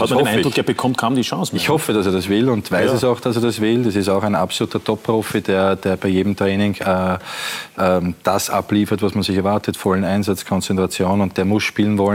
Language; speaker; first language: German; native; German